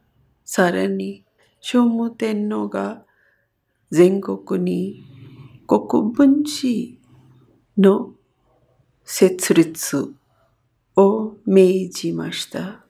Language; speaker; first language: Japanese; non-native, fluent; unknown